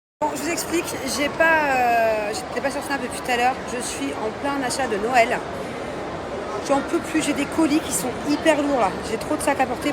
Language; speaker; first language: French; native; French